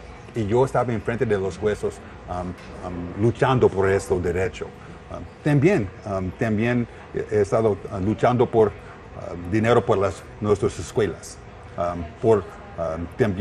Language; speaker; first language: Spanish; non-native, learner; English